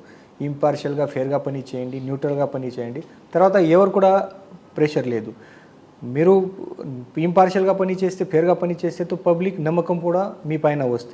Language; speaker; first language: Telugu; non-native, learner; Marathi